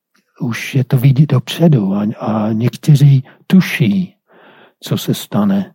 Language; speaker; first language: Czech; non-native, fluent; English